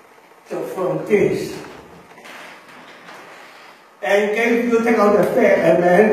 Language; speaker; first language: English; non-native, learner; Chinese